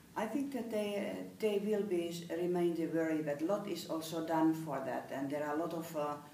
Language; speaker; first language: English; non-native, fluent; Finnish